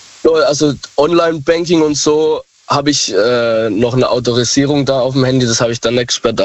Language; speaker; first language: German; native; German